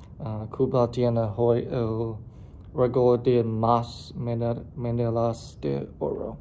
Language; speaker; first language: Spanish; non-native, learner; English